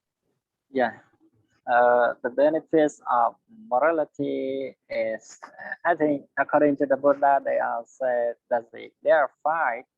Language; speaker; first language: English; non-native, learner; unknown